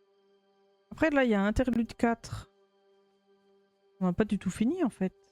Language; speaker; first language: French; native; French